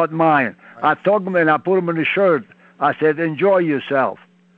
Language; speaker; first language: English; non-native, learner; Italian